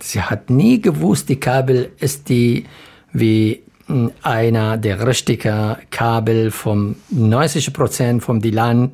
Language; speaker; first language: German; non-native, learner; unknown